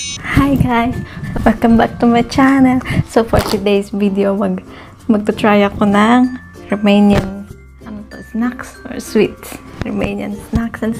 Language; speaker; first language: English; non-native, local second language; Filipino